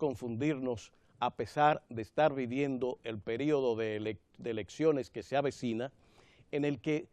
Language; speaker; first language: Spanish; native; Spanish